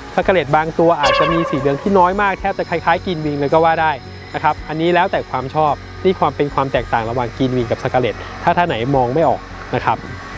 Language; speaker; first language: Thai; native; Thai